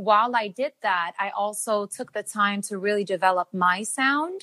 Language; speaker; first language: English; non-native, fluent; Albanian